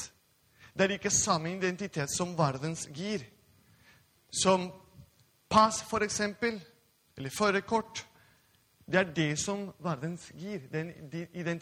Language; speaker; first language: Norwegian; non-native, fluent; Spanish